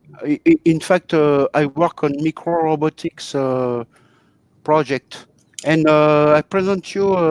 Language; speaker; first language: English; non-native, learner; French